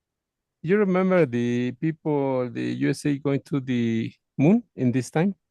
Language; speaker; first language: English; non-native, learner; Spanish